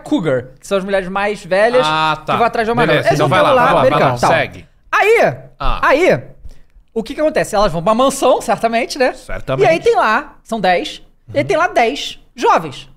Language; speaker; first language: Portuguese; native; Portuguese